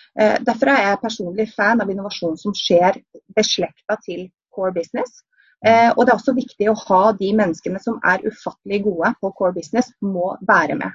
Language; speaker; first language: Norwegian; native; Norwegian